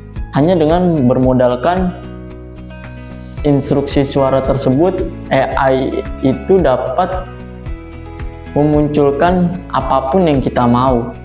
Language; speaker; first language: Indonesian; native; Indonesian